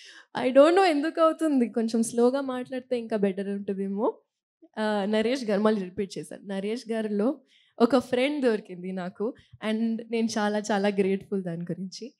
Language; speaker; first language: Telugu; non-native, local second language; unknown